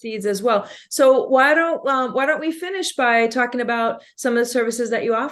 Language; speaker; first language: English; native; English